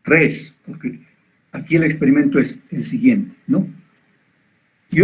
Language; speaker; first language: Spanish; native; Spanish